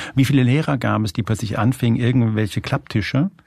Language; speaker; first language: German; early bilingual, other home language; Spanish